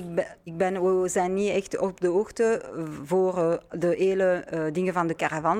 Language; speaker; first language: Dutch; non-native, learner; French